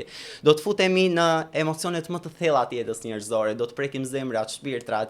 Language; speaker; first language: Albanian; native; Albanian